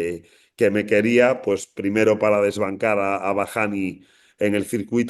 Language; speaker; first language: Spanish; native; Spanish